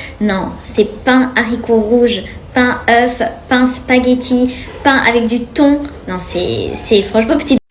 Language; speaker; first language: French; native; French